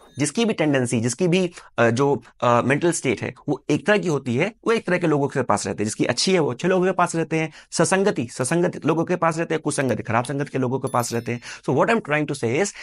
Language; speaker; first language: Hindi; native; Hindi